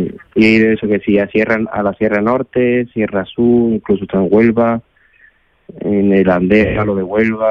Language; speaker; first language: Spanish; native; Spanish